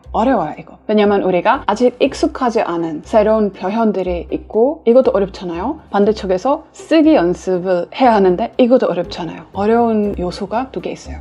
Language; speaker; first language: Korean; non-native, fluent; English